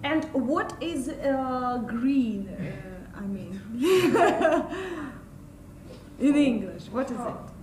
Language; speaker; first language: English; non-native, fluent; Russian